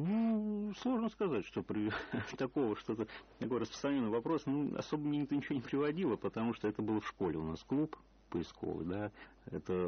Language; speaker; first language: Russian; native; Russian